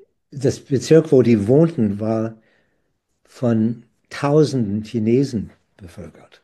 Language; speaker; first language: German; non-native, fluent; English